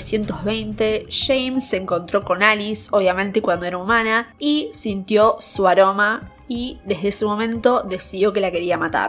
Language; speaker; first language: Spanish; native; Spanish